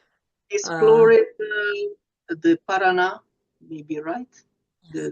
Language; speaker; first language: English; non-native, fluent; Italian